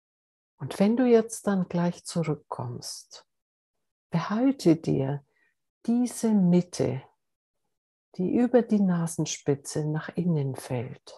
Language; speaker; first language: German; native; German